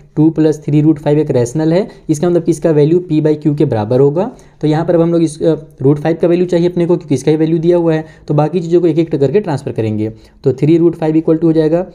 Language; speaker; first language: Hindi; native; Hindi